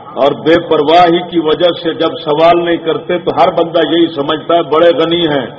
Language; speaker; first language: Urdu; non-native, local second language; Punjabi